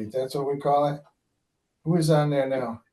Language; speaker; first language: English; native; English